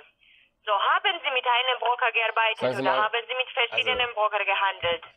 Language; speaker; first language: German; non-native, learner; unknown